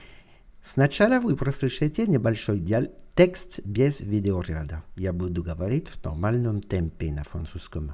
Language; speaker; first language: Russian; non-native, fluent; French